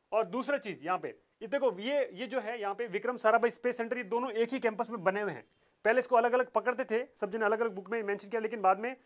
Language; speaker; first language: Hindi; native; Hindi